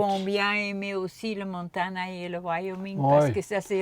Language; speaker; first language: French; non-native, local second language; Dutch